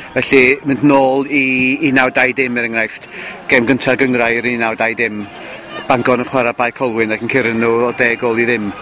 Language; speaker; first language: Welsh; native; Welsh